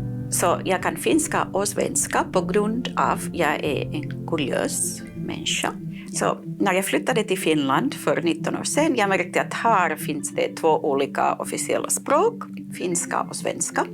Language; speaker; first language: Swedish; non-native, fluent; Catalan